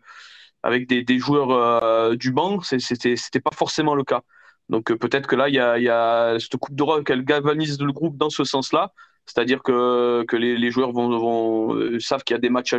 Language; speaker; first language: French; native; French